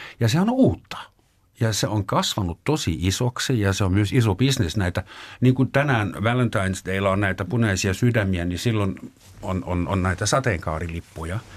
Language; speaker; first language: Finnish; non-native, fluent; German